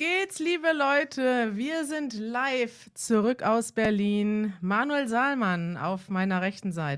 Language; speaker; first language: German; native; German